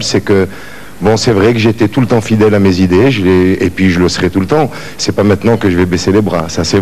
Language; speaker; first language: French; native; French